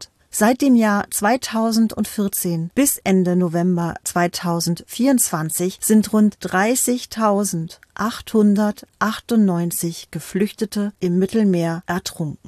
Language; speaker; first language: German; native; German